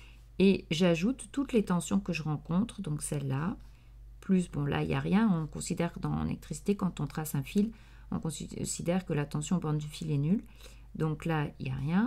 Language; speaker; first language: French; native; French